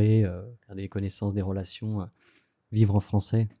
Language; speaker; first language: French; native; French